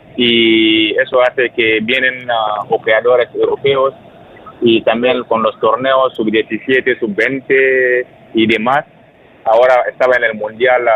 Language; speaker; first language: Spanish; non-native, fluent; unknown